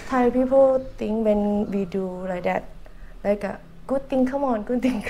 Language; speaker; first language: English; non-native, learner; Thai